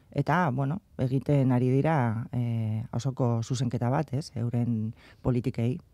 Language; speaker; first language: Basque; non-native, local second language; Spanish